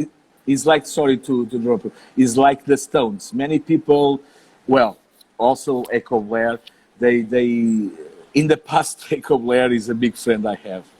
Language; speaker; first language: English; non-native, learner; Portuguese